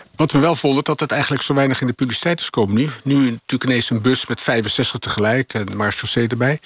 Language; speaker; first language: Dutch; native; Dutch